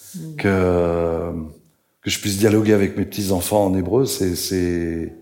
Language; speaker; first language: French; native; French